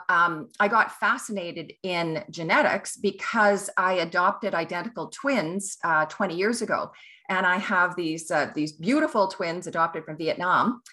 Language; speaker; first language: English; native; English